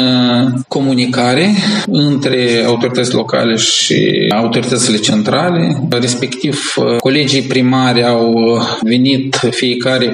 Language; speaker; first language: Romanian; native; Romanian